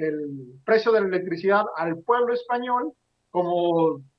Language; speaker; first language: Spanish; native; Spanish